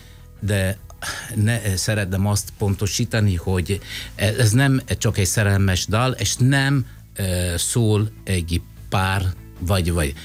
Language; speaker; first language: Hungarian; non-native, fluent; Italian